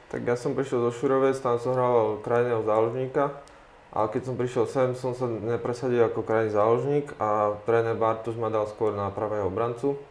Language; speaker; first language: Slovak; native; Slovak